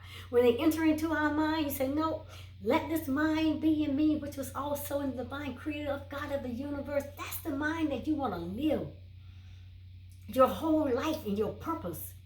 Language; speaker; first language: English; native; English